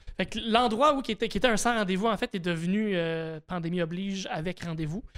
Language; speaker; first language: French; native; French